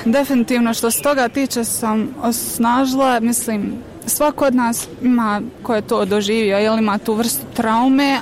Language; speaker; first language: Croatian; native; Croatian